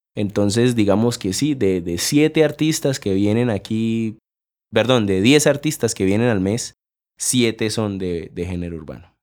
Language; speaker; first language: Spanish; native; Spanish